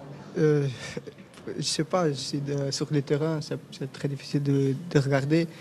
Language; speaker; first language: French; non-native, learner; Portuguese